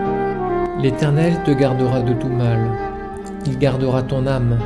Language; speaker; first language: French; native; French